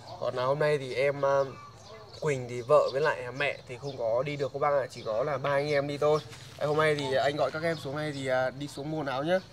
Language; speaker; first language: Vietnamese; native; Vietnamese